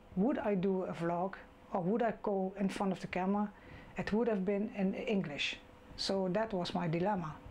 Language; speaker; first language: English; non-native, fluent; Dutch